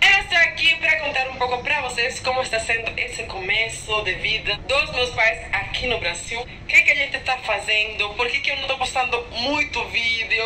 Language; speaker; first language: Portuguese; non-native, fluent; Spanish